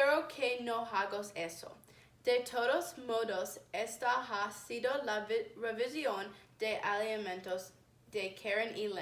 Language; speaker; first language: Spanish; non-native, learner; English